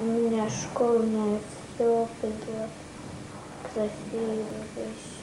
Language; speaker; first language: Russian; non-native, local second language; Chechen